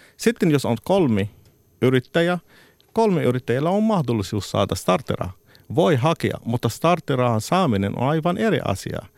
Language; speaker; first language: Finnish; non-native, fluent; Arabic